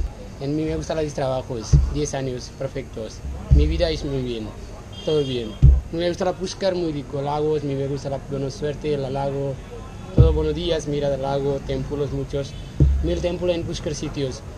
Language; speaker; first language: Spanish; non-native, learner; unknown